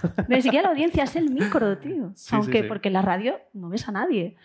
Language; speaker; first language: Spanish; native; Spanish